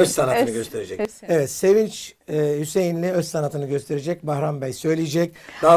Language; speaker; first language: Turkish; native; Turkish